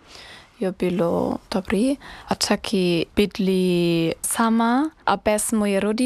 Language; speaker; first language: Czech; non-native, learner; German